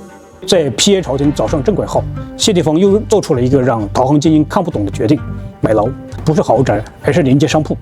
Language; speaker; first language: Chinese; native; Chinese